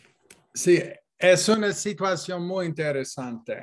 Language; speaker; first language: Spanish; non-native, fluent; English